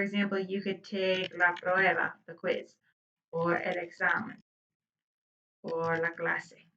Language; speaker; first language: Spanish; non-native, fluent; English